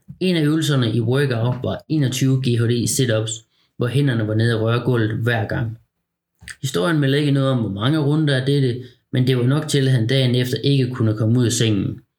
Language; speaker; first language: Danish; native; Danish